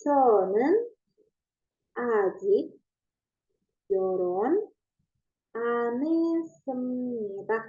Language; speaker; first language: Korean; non-native, learner; Indonesian